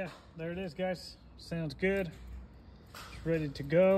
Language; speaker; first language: English; native; English